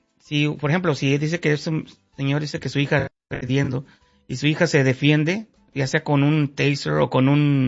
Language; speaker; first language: Spanish; native; Spanish